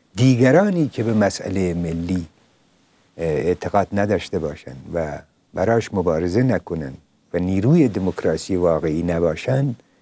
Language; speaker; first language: Persian; non-native, local second language; Central Kurdish